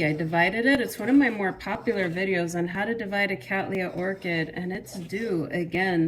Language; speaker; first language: English; native; English